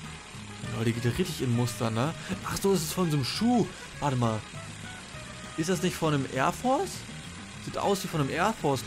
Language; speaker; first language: German; native; German